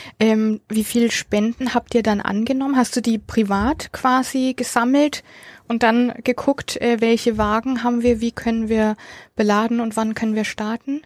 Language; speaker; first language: German; native; German